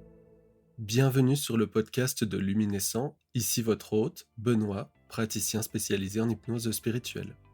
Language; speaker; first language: French; native; French